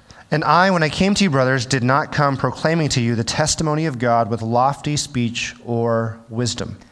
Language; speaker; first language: English; early bilingual, other home language; Chinese